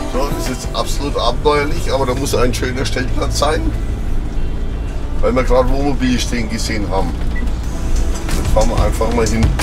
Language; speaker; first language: German; native; German